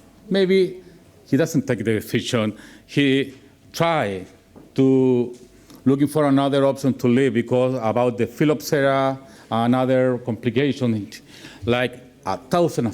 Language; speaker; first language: English; non-native, learner; Spanish